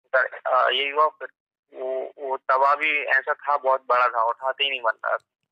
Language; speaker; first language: Hindi; native; Hindi